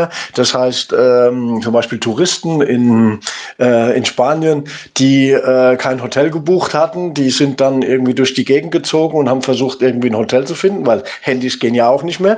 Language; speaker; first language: German; native; German